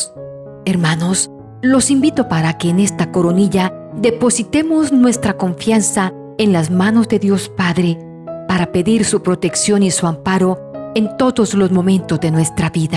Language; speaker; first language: Spanish; native; Spanish